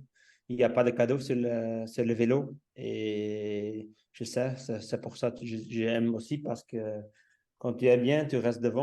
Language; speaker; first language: French; non-native, local second language; Dutch